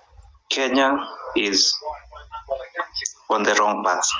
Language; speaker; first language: English; non-native, local second language; Swahili